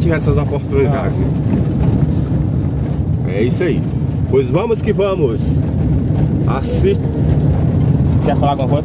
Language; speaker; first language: Portuguese; native; Portuguese